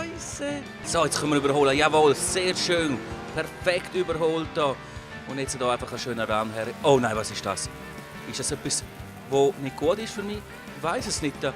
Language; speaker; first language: German; native; German